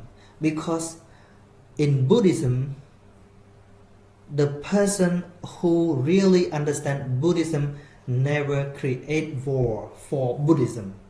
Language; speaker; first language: English; non-native, fluent; Khmer